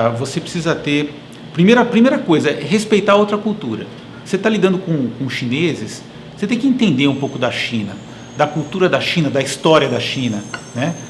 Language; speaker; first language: Portuguese; native; Portuguese